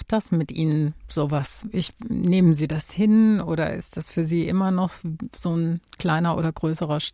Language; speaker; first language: German; native; German